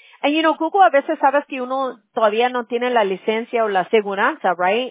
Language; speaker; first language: English; early bilingual, other home language; Spanish